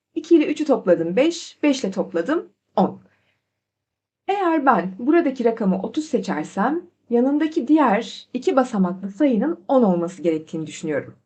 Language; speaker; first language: Turkish; native; Turkish